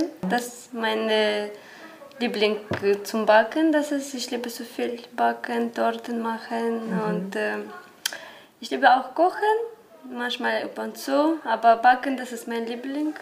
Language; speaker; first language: German; non-native, learner; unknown